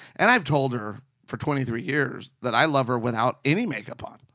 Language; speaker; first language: English; native; English